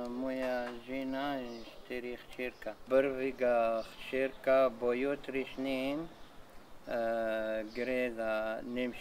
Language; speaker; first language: Slovenian; non-native, learner; Arabic